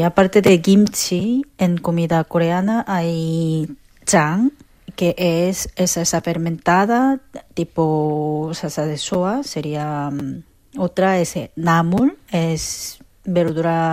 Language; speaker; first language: Spanish; non-native, fluent; Korean